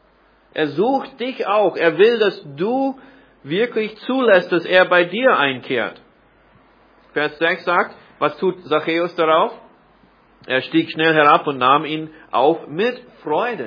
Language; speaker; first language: German; non-native, fluent; English